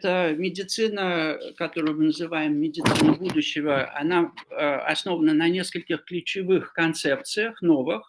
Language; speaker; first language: Russian; non-native, fluent; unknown